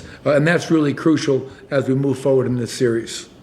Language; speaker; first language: English; native; English